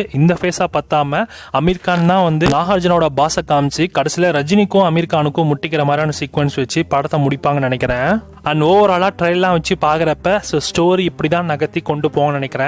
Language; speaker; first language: Tamil; native; Tamil